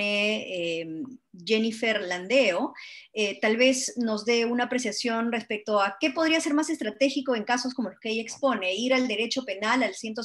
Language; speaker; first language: Spanish; native; Spanish